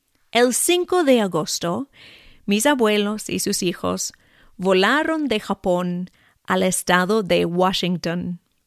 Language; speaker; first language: Spanish; non-native, fluent; English